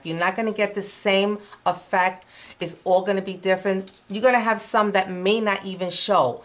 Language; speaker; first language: English; non-native, fluent; Spanish